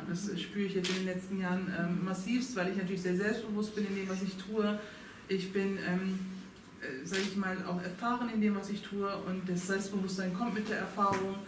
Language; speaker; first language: German; early bilingual, other home language; Turkish